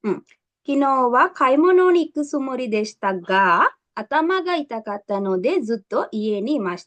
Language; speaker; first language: Japanese; non-native, fluent; Sinhala